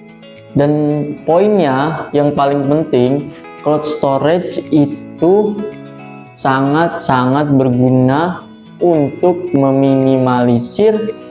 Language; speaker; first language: Indonesian; native; Indonesian